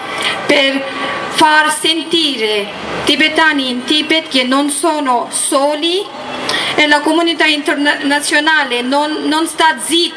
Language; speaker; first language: Italian; non-native, learner; Tibetan